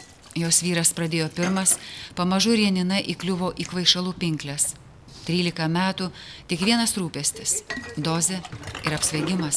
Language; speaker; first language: Lithuanian; native; Lithuanian